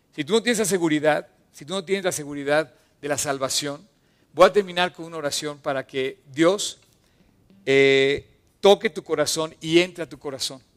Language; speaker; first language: Spanish; native; Spanish